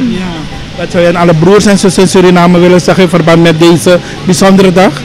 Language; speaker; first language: Dutch; native; Dutch